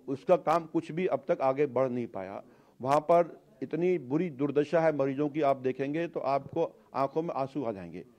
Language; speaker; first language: Hindi; native; Hindi